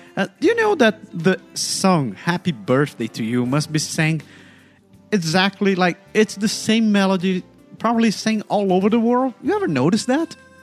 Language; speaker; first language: English; non-native, fluent; Portuguese